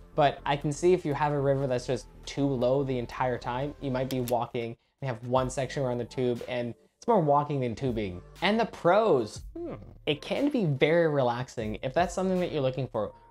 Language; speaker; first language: English; native; English